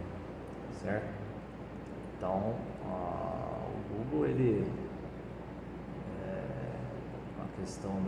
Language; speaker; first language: Portuguese; native; Portuguese